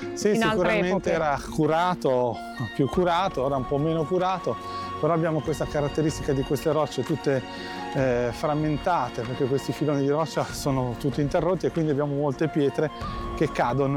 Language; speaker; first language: Italian; native; Italian